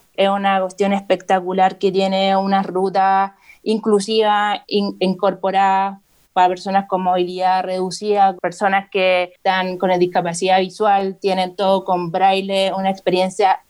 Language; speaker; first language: Spanish; native; Spanish